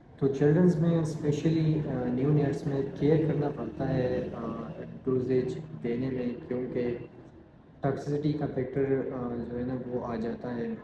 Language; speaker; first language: Urdu; non-native, local second language; Pashto